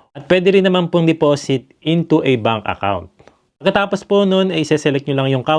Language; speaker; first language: Filipino; native; Filipino